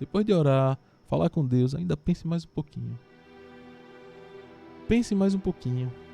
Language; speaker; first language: Portuguese; native; Portuguese